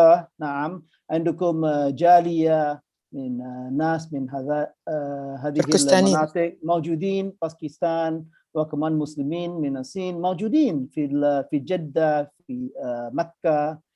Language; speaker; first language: Arabic; non-native, fluent; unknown